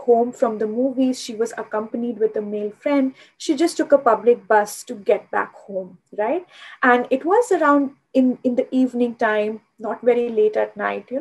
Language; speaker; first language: English; non-native, local second language; Hindi